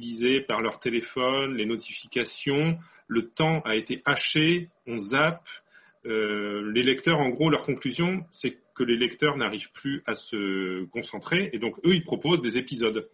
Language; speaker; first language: French; native; French